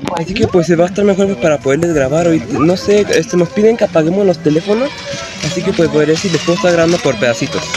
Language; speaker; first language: Spanish; early bilingual, heritage; Spanish